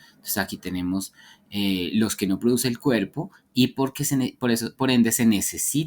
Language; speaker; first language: Spanish; native; Spanish